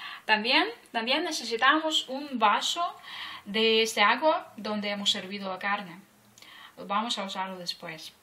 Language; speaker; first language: Spanish; non-native, fluent; Ukrainian